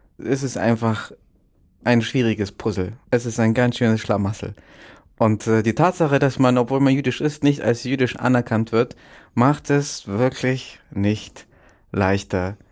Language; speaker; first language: German; early bilingual, other home language; Russian